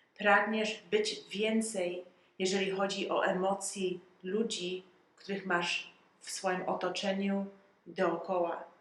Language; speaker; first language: Polish; early bilingual, heritage; Polish